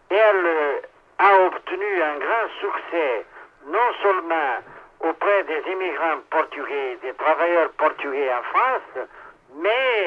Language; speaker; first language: French; non-native, fluent; Portuguese